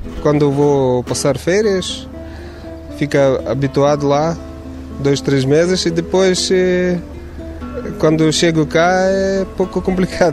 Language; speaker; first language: Portuguese; non-native, learner; Ukrainian